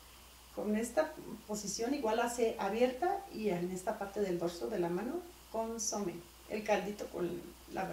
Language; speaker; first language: Spanish; native; Spanish